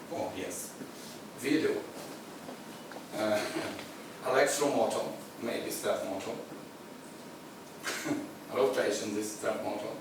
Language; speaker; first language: English; non-native, learner; Ukrainian